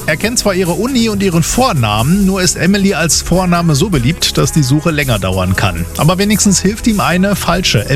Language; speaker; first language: German; native; German